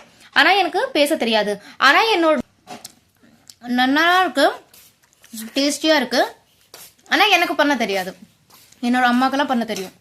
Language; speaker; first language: Tamil; early bilingual, heritage; Tamil